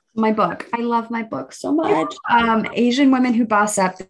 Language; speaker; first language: English; early bilingual, other home language; Filipino